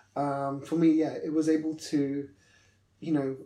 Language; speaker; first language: English; native; English